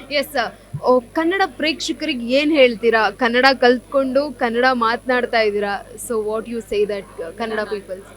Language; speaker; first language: Kannada; native; Kannada